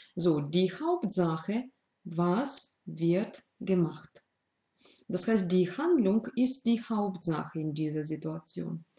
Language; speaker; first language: German; non-native, fluent; Russian